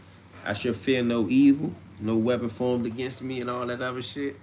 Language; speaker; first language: English; native; English